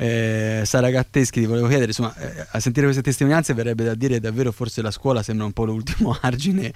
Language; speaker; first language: Italian; native; Italian